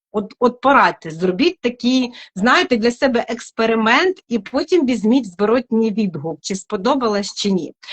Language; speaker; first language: Ukrainian; non-native, local second language; Russian